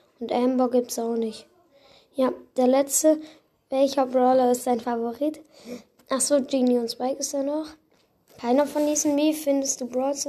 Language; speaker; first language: German; native; German